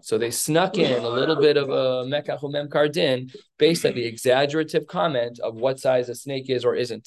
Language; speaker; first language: English; native; English